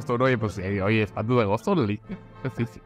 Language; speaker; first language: Spanish; native; Spanish